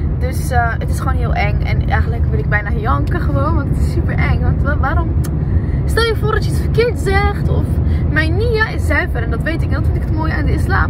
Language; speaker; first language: Dutch; early bilingual, other home language; Arabic